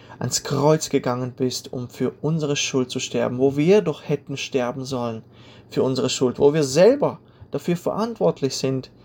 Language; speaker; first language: German; native; German